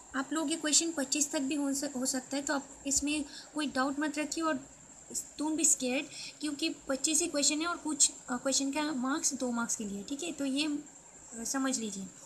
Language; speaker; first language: Hindi; non-native, local second language; Bangla